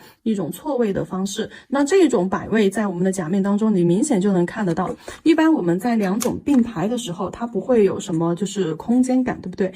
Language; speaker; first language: Chinese; native; Chinese